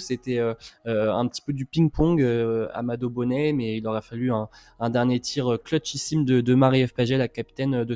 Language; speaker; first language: French; native; French